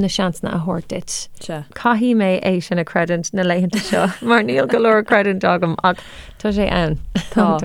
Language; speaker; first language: Irish; non-native, local second language; English